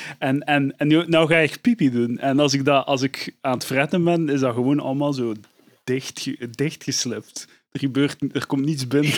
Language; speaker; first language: Dutch; native; Dutch